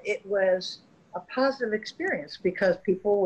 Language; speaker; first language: English; native; English